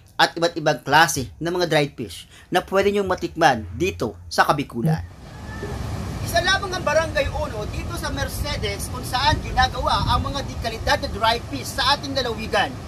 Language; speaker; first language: Filipino; non-native, local second language; Bikol